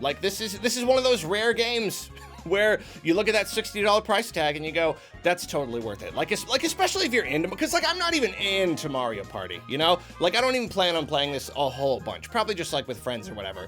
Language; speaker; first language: English; native; English